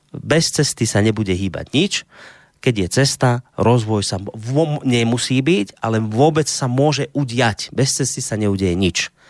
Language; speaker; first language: Slovak; native; Slovak